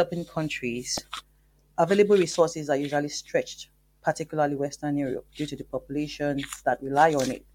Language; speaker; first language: English; non-native, local second language; Yoruba